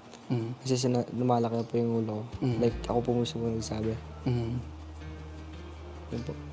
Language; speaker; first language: Filipino; native; Filipino